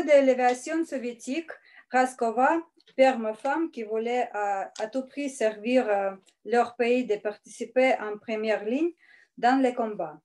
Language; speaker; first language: French; non-native, learner; Russian